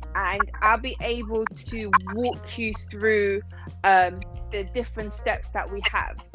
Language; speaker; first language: English; non-native, fluent; Persian